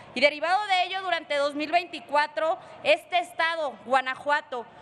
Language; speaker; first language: Spanish; native; Spanish